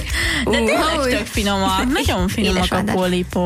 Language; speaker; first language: Hungarian; native; Hungarian